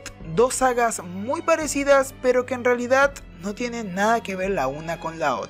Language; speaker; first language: Spanish; native; Spanish